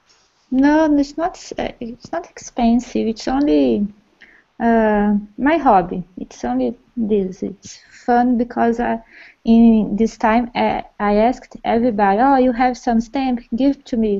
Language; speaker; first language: English; non-native, learner; Portuguese